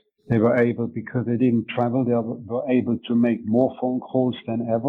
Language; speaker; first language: English; non-native, fluent; German